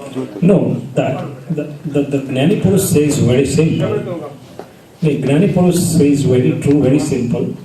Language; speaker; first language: English; non-native, local second language; Gujarati